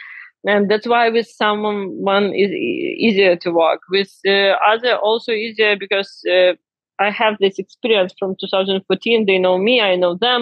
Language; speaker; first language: English; non-native, learner; Ukrainian